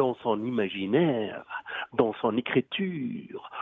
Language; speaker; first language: French; non-native, fluent; Persian